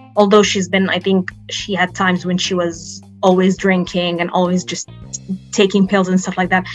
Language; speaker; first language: English; non-native, fluent; Arabic